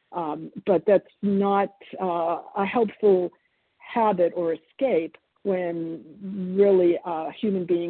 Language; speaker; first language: English; early bilingual, other home language; Italian